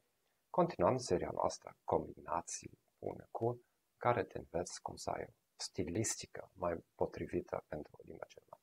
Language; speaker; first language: Romanian; non-native, fluent; German